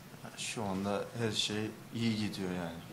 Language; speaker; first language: Turkish; early bilingual, heritage; English